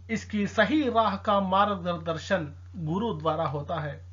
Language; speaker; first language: Hindi; non-native, local second language; Telugu